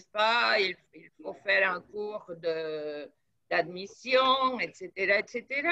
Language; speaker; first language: French; non-native, fluent; Spanish